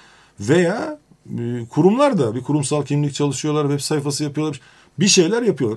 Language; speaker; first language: Turkish; native; Turkish